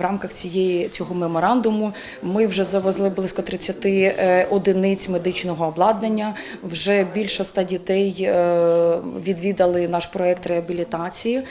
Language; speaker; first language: Ukrainian; non-native, local second language; Russian